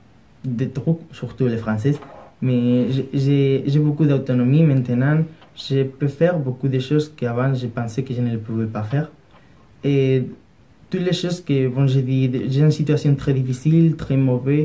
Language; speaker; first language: French; non-native, learner; Spanish